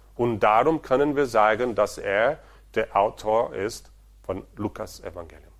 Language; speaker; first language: German; non-native, fluent; Portuguese